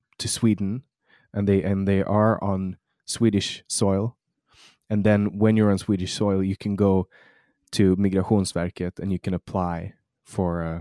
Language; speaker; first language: English; non-native, fluent; Swedish